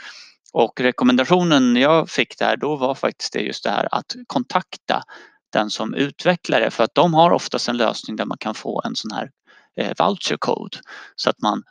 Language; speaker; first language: Swedish; native; Swedish